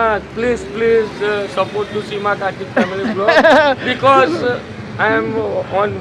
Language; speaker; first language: English; non-native, learner; Gujarati